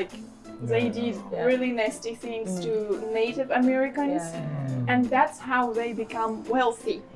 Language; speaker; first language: English; non-native, fluent; Ukrainian